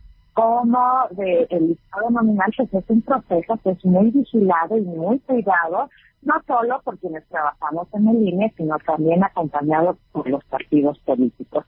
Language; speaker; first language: Spanish; native; Spanish